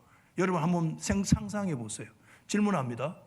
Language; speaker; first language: Korean; native; Korean